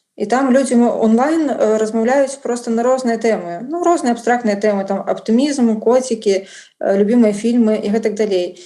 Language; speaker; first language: Belarusian; non-native, local second language; Russian